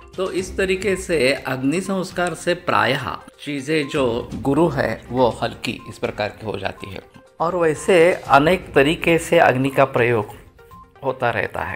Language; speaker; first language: Hindi; non-native, local second language; Marathi